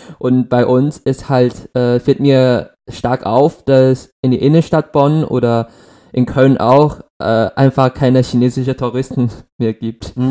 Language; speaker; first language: German; non-native, fluent; Chinese